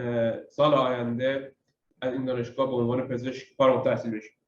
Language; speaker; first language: Persian; native; Persian